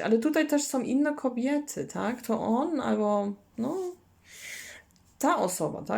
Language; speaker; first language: Polish; non-native, learner; German